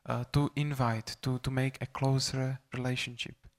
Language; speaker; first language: English; non-native, fluent; Czech